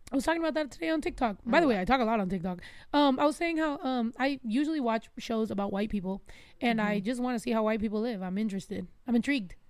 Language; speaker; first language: English; early bilingual, other home language; Spanish